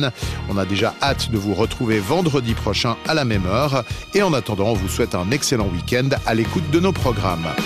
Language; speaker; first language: French; native; French